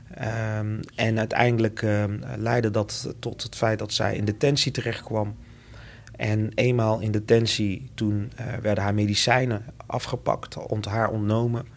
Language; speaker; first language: Dutch; early bilingual, other home language; Lingala